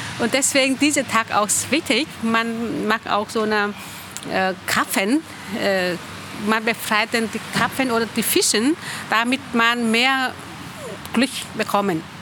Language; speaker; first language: German; non-native, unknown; Vietnamese